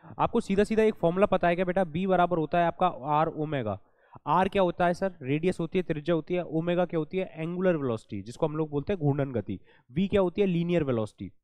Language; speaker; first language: Hindi; native; Hindi